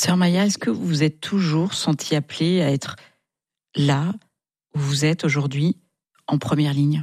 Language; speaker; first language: French; native; French